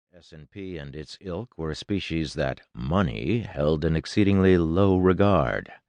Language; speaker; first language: English; native; English